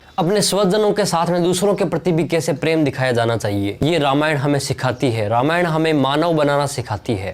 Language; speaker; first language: Hindi; native; Hindi